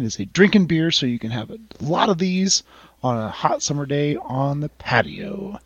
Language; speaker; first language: English; native; English